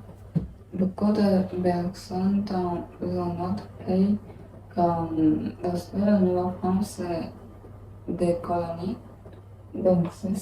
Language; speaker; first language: French; non-native, learner; English